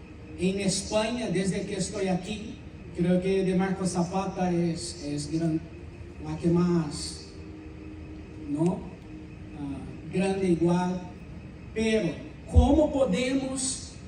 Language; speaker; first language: Spanish; non-native, fluent; Portuguese